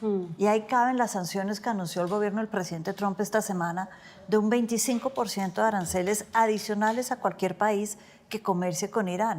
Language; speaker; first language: Spanish; native; Spanish